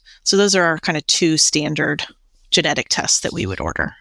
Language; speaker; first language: English; native; English